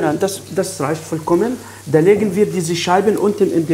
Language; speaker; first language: German; non-native, fluent; Arabic